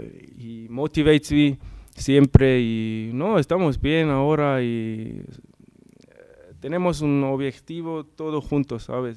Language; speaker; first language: Spanish; non-native, learner; English